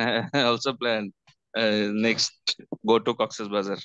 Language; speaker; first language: English; non-native, learner; Bangla